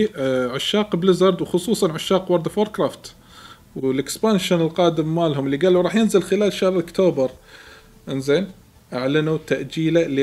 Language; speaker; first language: Arabic; native; Arabic